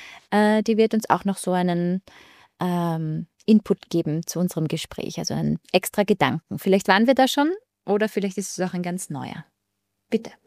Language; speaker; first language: German; native; German